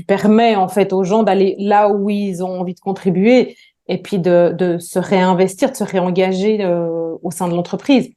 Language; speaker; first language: French; native; French